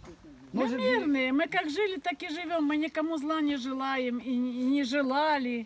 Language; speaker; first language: Russian; native; Russian